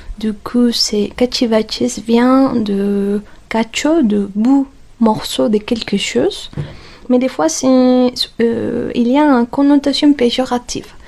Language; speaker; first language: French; non-native, fluent; Spanish